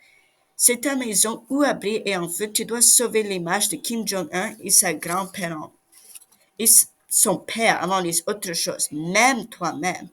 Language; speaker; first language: French; non-native, learner; English